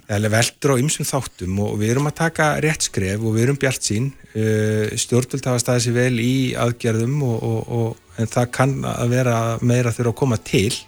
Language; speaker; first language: Icelandic; native; Icelandic